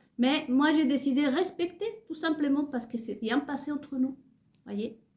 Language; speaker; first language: French; non-native, fluent; Spanish